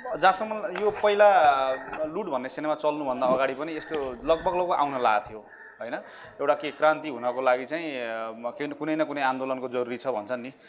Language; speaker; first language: Nepali; native; Nepali